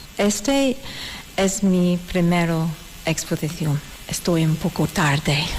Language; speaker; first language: Spanish; non-native, learner; English